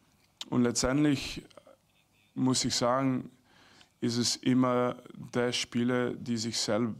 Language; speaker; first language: German; non-native, fluent; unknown